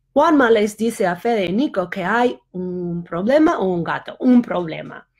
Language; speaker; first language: Spanish; non-native, fluent; English